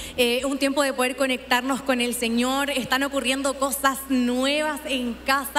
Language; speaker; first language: Spanish; native; Spanish